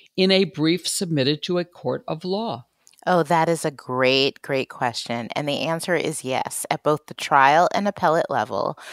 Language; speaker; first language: English; native; English